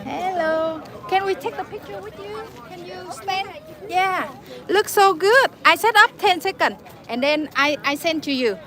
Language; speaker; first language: English; early bilingual, other home language; Vietnamese